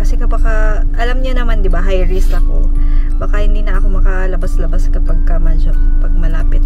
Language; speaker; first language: Filipino; native; Filipino